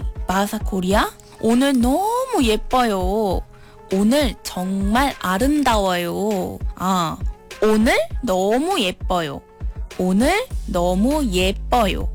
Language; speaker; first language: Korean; non-native, learner; Malay